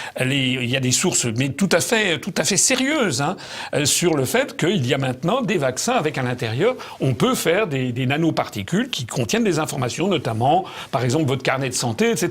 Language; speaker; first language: French; native; French